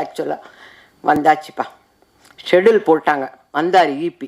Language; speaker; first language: Tamil; native; Tamil